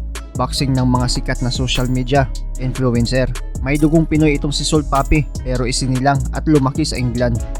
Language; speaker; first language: Filipino; native; Filipino